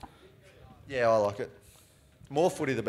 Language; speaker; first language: English; native; English